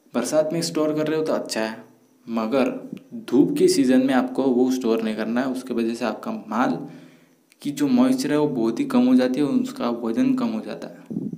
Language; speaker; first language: Hindi; non-native, local second language; Marathi